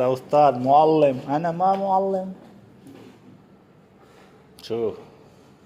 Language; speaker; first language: Arabic; non-native, learner; Urdu